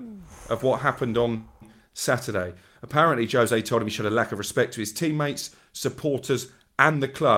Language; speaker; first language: English; native; English